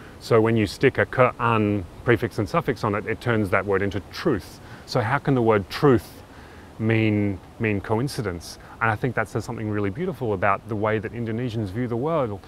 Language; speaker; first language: English; early bilingual, other home language; Indonesian